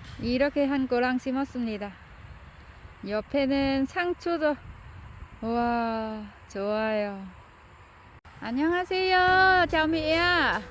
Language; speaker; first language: Korean; non-native, learner; Vietnamese